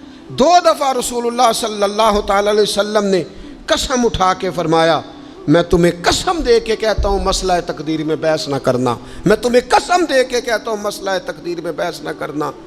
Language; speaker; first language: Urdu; non-native, local second language; Punjabi